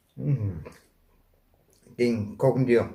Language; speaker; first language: Thai; non-native, learner; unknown